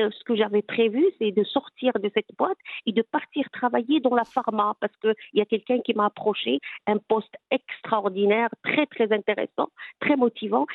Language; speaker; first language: French; non-native, local second language; Arabic